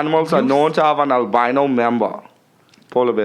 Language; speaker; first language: English; native; English